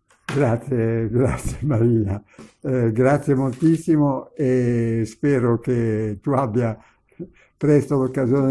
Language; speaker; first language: Italian; native; Italian